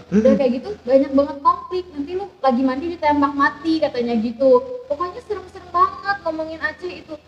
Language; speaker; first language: Indonesian; native; Indonesian